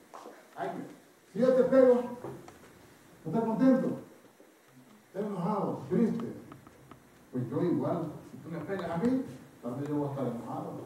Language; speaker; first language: Spanish; non-native, fluent; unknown